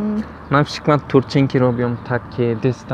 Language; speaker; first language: Polish; non-native, learner; Turkish